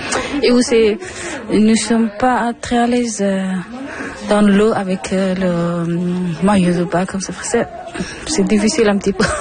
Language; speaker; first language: French; non-native, learner; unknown